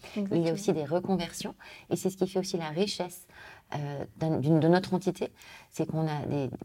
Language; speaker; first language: French; native; French